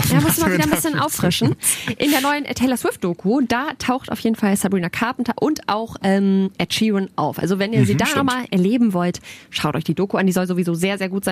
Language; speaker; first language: German; native; German